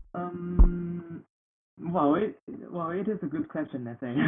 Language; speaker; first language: English; non-native, learner; Chinese